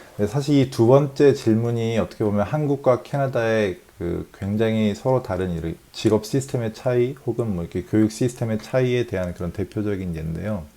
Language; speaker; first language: Korean; native; Korean